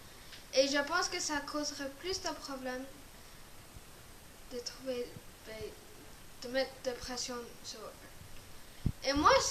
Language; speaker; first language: French; non-native, local second language; English